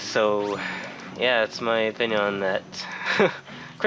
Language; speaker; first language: English; native; English